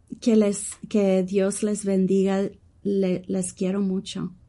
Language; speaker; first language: Spanish; early bilingual, heritage; English